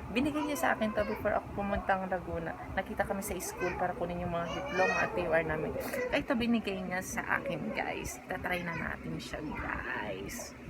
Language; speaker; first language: Filipino; native; Filipino